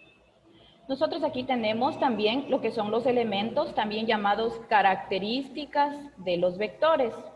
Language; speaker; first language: Spanish; native; Spanish